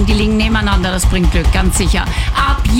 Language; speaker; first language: German; native; German